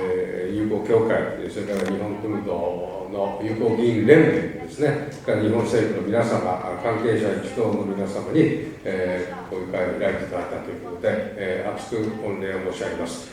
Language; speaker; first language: Japanese; native; Japanese